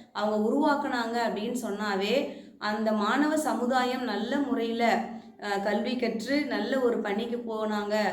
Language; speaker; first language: Tamil; native; Tamil